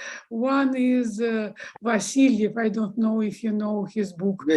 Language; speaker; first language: English; non-native, fluent; Russian